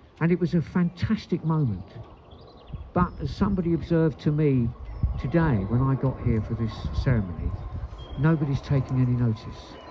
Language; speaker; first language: English; native; English